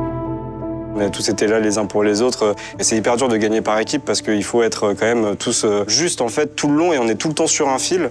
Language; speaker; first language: French; native; French